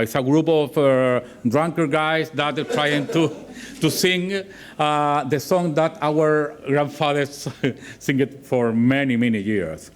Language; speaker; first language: English; non-native, learner; Spanish